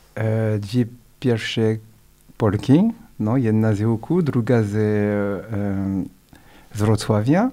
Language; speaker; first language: Polish; non-native, fluent; French